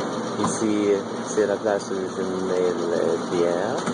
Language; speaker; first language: French; non-native, learner; English